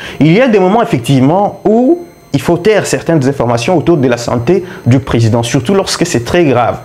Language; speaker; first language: French; non-native, local second language; Luba-Lulua